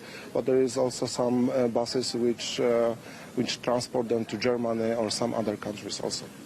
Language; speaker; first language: English; non-native, fluent; Polish